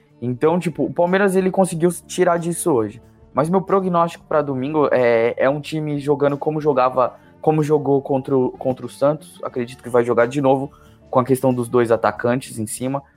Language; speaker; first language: Portuguese; native; Portuguese